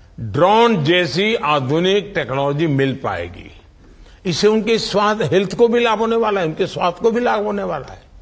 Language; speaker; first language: Hindi; non-native, local second language; Gujarati